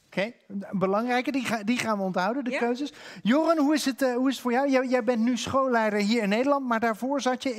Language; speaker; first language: Dutch; native; Dutch